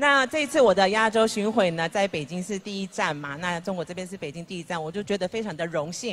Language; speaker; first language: Chinese; native; Chinese